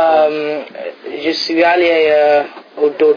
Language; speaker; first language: French; non-native, learner; English